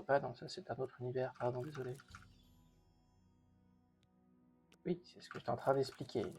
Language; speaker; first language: French; native; French